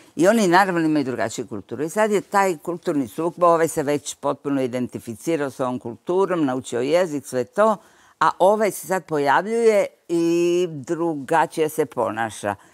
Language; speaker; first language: Croatian; native; Croatian